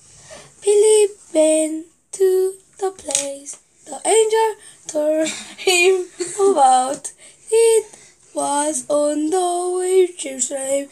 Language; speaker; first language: English; non-native, learner; Korean